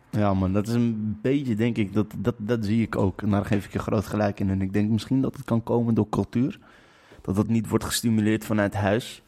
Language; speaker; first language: Dutch; native; Dutch